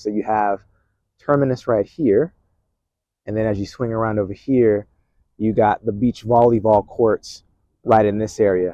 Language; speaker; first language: English; native; English